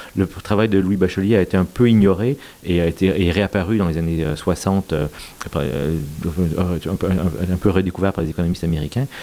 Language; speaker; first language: French; native; French